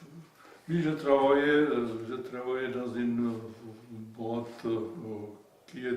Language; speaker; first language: French; non-native, fluent; Czech